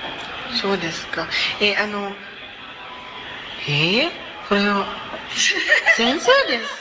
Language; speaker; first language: Japanese; non-native, learner; Cebuano